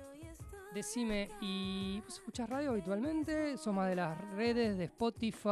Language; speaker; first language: Spanish; native; Spanish